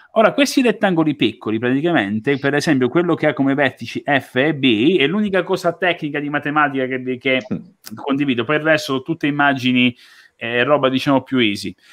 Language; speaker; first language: Italian; native; Italian